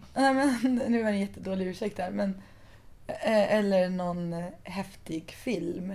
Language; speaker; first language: Swedish; early bilingual, other home language; Persian